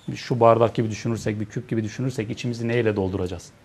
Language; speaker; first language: Turkish; native; Turkish